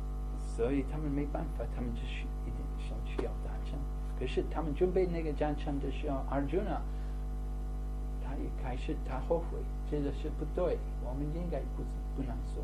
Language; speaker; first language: Chinese; non-native, fluent; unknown